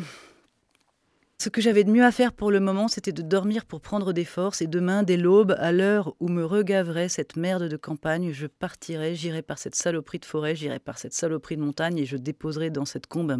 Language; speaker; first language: French; native; French